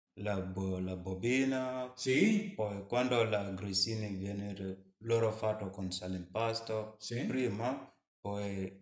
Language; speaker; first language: Italian; non-native, learner; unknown